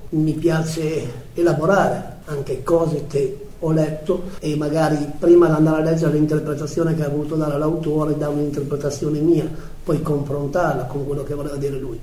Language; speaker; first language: Italian; native; Italian